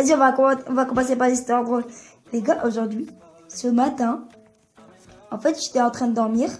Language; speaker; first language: French; early bilingual, other home language; Turkish